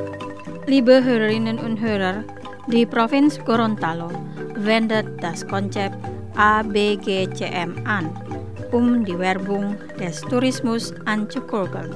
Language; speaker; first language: German; non-native, fluent; Indonesian